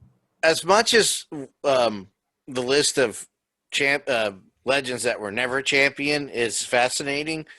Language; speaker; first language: English; native; English